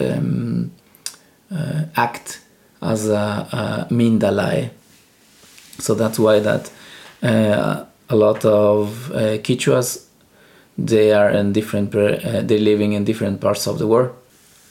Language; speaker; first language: English; non-native, learner; Spanish